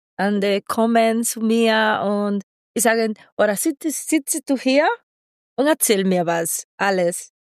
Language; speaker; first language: German; non-native, learner; Spanish